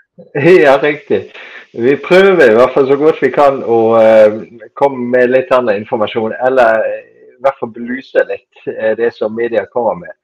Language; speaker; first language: Norwegian; non-native, fluent; German